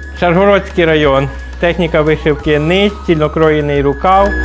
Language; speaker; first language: Ukrainian; native; Ukrainian